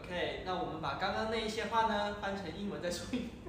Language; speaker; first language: Chinese; native; Chinese